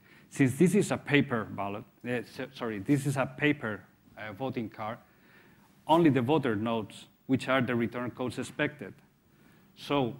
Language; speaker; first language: English; non-native, fluent; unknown